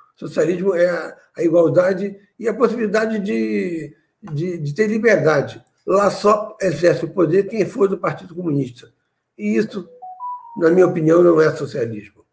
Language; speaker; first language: Portuguese; native; Portuguese